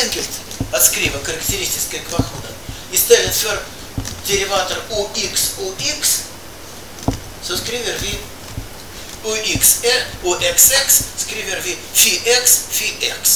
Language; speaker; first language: Swedish; non-native, fluent; Russian